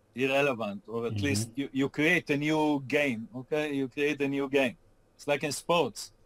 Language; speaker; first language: English; non-native, fluent; Hebrew